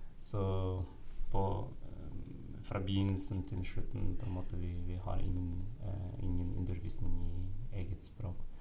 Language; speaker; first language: Norwegian; non-native, fluent; Uyghur